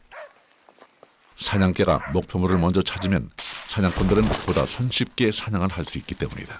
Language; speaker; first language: Korean; native; Korean